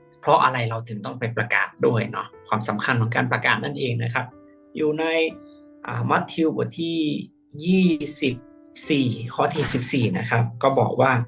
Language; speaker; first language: Thai; native; Thai